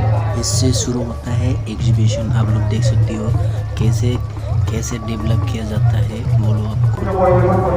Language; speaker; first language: Hindi; non-native, local second language; Bodo